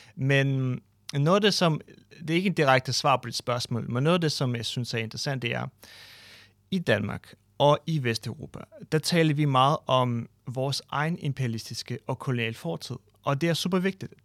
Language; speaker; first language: Danish; non-native, fluent; Ukrainian